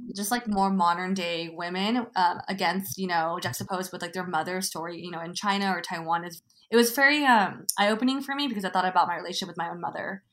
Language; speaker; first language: English; native; English